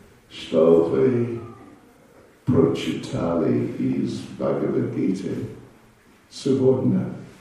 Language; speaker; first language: Russian; non-native, learner; English